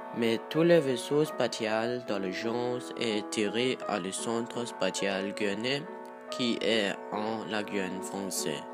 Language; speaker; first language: French; non-native, learner; Danish